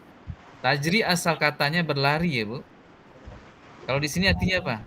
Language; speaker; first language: Indonesian; native; Indonesian